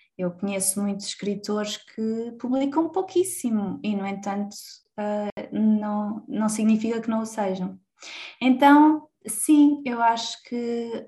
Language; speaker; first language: Portuguese; native; Portuguese